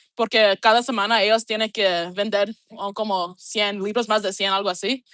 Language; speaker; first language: Spanish; non-native, learner; English